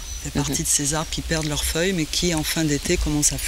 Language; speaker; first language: French; native; French